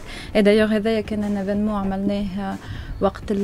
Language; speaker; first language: Arabic; native; Arabic